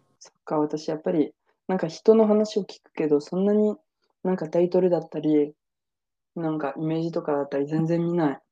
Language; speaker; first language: Japanese; non-native, fluent; French